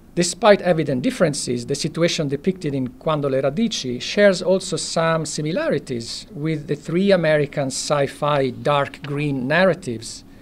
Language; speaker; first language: English; non-native, fluent; Italian